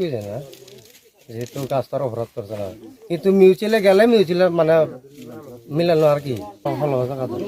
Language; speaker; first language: Bangla; non-native, local second language; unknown